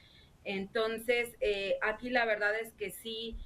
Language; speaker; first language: Spanish; native; Spanish